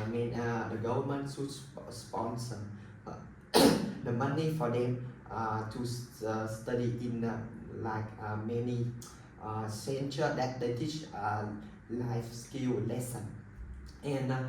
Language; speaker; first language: English; non-native, learner; Vietnamese